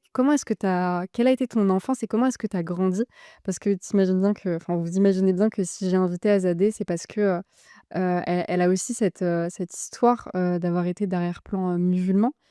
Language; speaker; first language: French; native; French